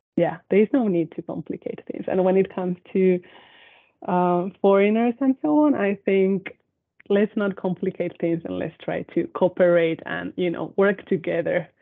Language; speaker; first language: English; non-native, fluent; Spanish